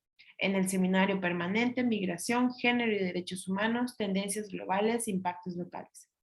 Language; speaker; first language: Spanish; native; Spanish